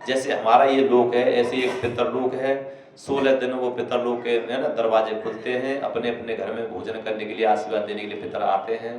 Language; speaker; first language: Hindi; native; Hindi